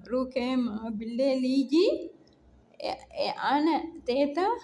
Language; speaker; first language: Arabic; non-native, learner; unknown